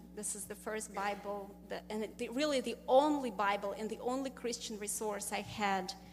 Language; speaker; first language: English; non-native, fluent; Russian